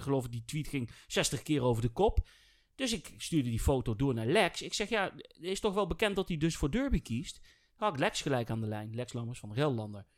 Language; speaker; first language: Dutch; native; Dutch